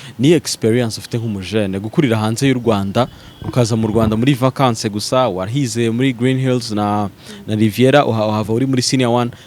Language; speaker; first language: Kinyarwanda; native; Kinyarwanda